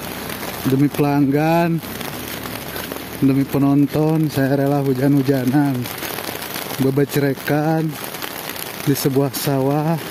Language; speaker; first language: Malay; non-native, local second language; Sundanese